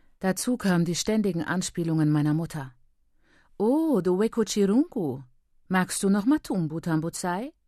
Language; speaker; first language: German; early bilingual, other home language; Persian